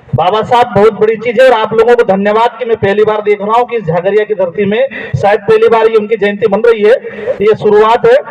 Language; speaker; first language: Hindi; native; Hindi